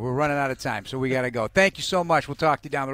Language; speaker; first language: English; native; English